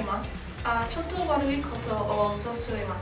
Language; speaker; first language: Japanese; non-native, learner; English